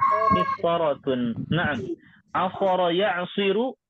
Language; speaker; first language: Arabic; non-native, fluent; Indonesian